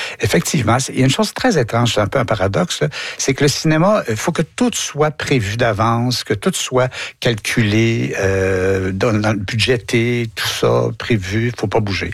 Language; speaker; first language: French; native; French